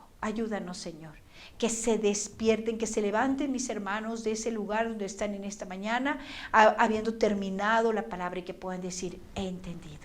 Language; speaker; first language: Spanish; native; Spanish